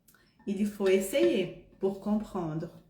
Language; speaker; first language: French; non-native, fluent; Portuguese